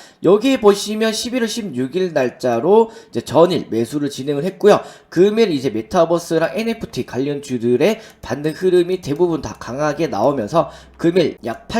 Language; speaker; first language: Korean; native; Korean